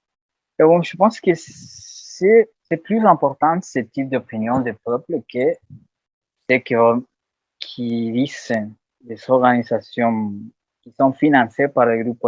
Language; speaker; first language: French; non-native, learner; Spanish